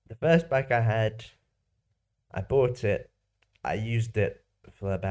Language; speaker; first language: English; native; English